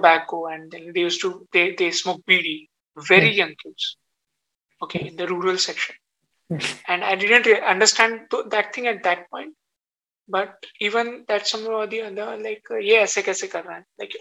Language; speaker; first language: English; non-native, local second language; Hindi